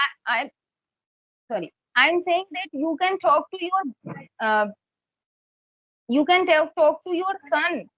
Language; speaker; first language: English; non-native, fluent; Hindi